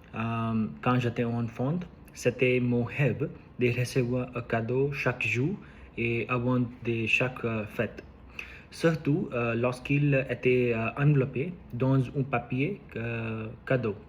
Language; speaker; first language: French; non-native, learner; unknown